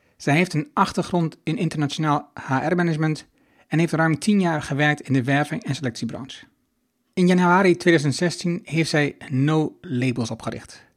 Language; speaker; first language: Dutch; native; Dutch